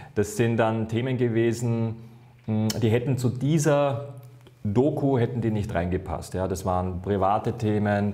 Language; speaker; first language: German; native; German